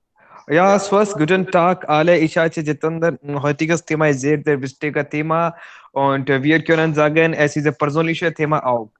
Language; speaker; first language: German; non-native, learner; Hindi